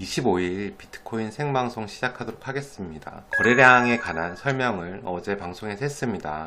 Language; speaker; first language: Korean; native; Korean